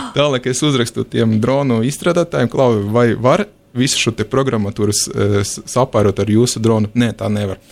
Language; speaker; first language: Latvian; non-native, local second language; Russian